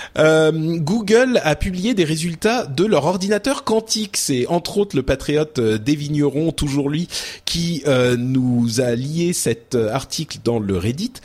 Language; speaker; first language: French; early bilingual, other home language; Arabic